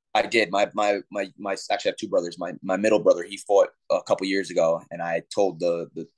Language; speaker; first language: English; native; English